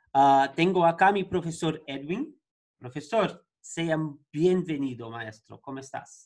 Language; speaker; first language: Spanish; non-native, learner; Portuguese